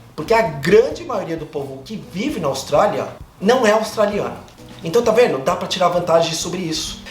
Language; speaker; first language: Portuguese; native; Portuguese